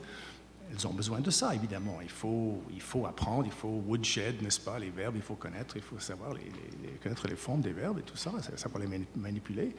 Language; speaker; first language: French; native; French